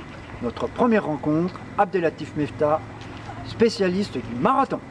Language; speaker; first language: French; native; French